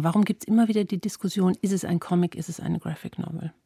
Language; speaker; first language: German; native; German